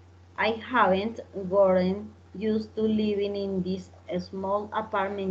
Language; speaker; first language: English; non-native, learner; Spanish